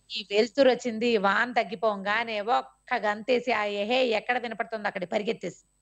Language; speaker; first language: Telugu; native; Telugu